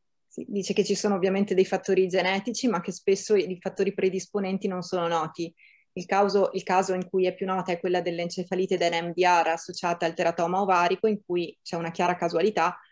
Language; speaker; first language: Italian; native; Italian